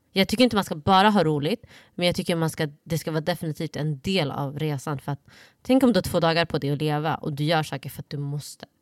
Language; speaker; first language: Swedish; early bilingual, other home language; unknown